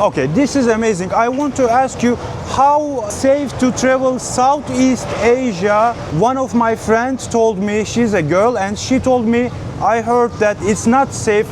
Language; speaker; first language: English; non-native, learner; Turkish